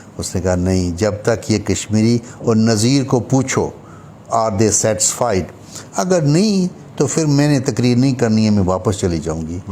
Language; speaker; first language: Urdu; non-native, local second language; Kashmiri